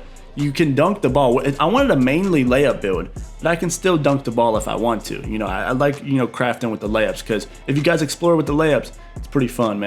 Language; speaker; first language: English; native; English